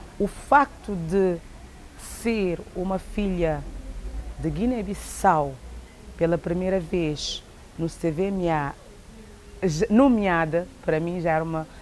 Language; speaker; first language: Portuguese; non-native, local second language; Upper Guinea Crioulo